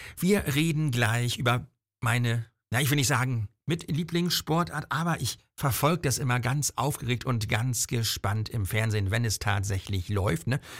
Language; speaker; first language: German; native; German